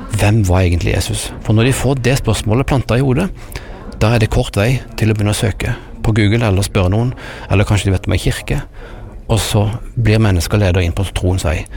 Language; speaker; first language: Norwegian; native; Norwegian